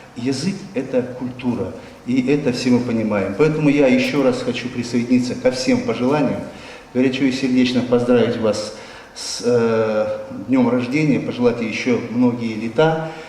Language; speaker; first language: Russian; non-native, local second language; Kazakh